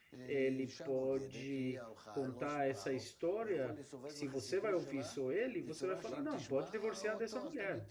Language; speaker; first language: Portuguese; non-native, fluent; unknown